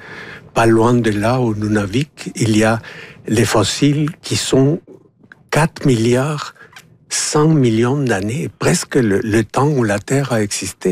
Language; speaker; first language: French; non-native, fluent; Spanish